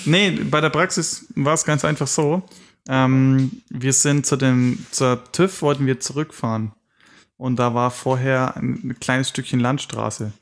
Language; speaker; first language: German; native; German